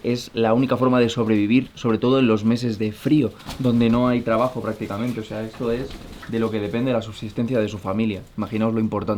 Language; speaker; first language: Spanish; native; Spanish